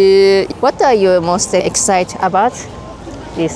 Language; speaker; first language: English; non-native, learner; Japanese